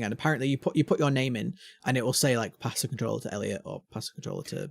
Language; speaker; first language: English; native; English